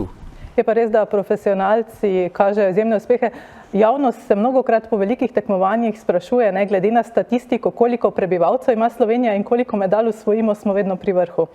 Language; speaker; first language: Slovenian; native; Slovenian